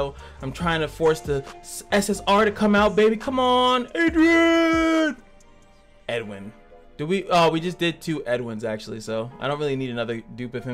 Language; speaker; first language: English; native; English